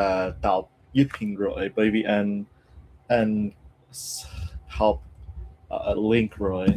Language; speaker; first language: Vietnamese; non-native, learner; English